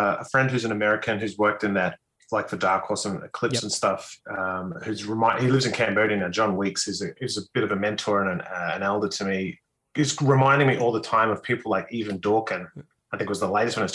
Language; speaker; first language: English; native; English